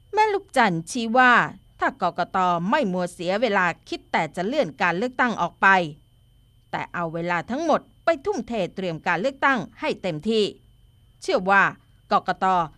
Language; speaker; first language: Thai; native; Thai